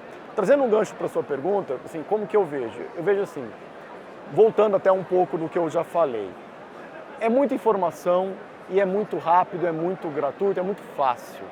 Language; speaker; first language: Portuguese; native; Portuguese